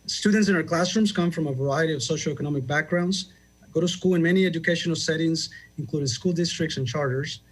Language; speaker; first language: English; early bilingual, other home language; Spanish